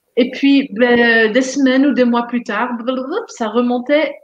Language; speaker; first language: French; non-native, fluent; Dutch